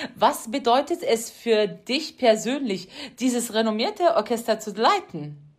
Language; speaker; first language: German; non-native, fluent; Arabic